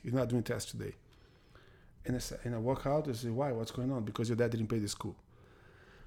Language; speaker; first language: English; non-native, fluent; Portuguese